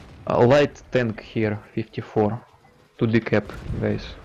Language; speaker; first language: English; non-native, learner; Russian